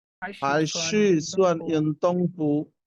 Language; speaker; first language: Chinese; non-native, learner; Bangla